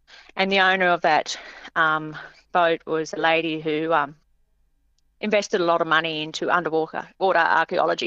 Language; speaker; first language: English; native; English